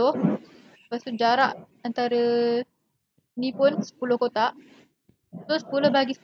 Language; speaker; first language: Malay; native; Malay